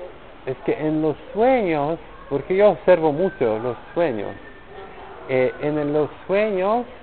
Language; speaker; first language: Spanish; non-native, learner; Polish